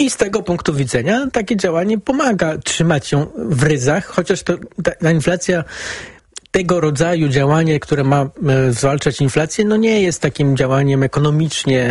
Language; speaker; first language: Polish; native; Polish